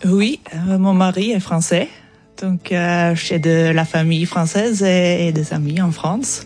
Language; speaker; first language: French; non-native, fluent; Norwegian